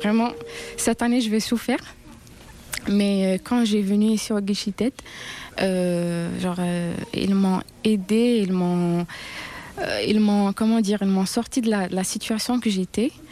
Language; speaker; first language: French; non-native, local second language; Arabic